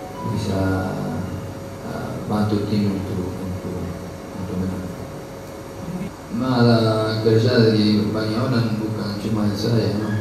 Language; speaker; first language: Indonesian; non-native, learner; Spanish